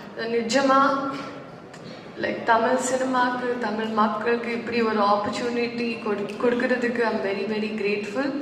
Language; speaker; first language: Tamil; non-native, learner; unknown